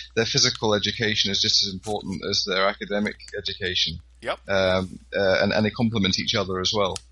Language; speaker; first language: English; native; English